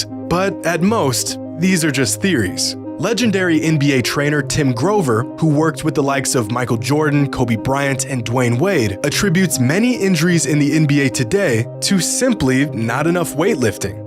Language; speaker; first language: English; native; English